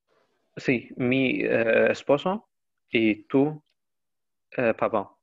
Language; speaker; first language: Spanish; non-native, learner; Arabic